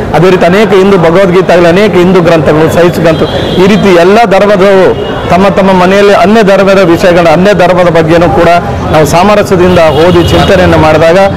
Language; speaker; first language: Kannada; native; Kannada